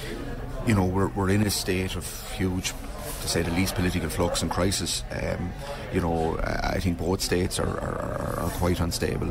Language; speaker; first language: English; native; English